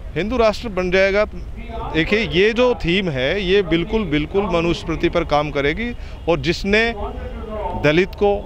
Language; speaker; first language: Hindi; native; Hindi